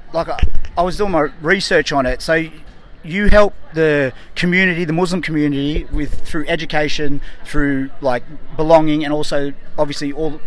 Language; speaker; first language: English; native; English